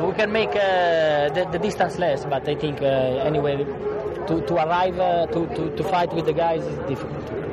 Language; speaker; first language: English; non-native, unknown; Italian